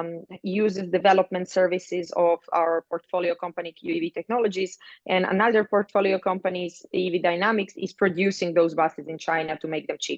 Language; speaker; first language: English; non-native, fluent; Croatian